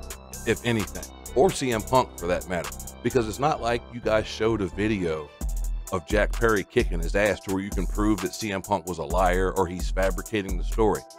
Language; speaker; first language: English; native; English